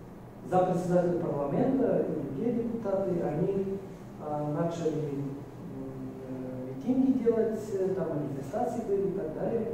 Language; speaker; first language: Russian; non-native, fluent; Bulgarian